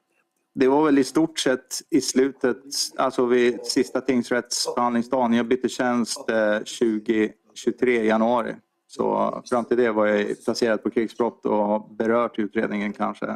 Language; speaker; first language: Swedish; native; Swedish